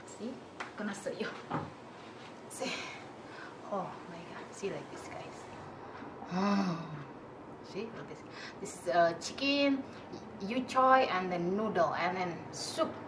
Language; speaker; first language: English; non-native, learner; Indonesian